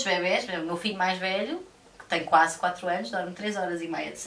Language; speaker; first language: Portuguese; native; Portuguese